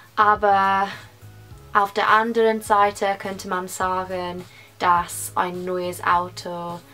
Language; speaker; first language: German; non-native, learner; English